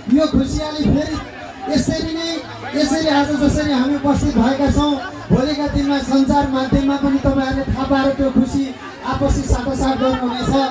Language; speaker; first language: Nepali; native; Nepali